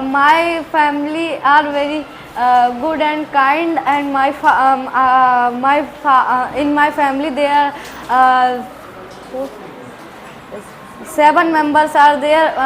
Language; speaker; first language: English; non-native, learner; Hindi